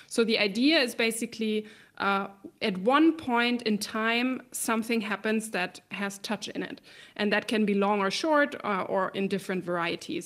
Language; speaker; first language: English; non-native, fluent; German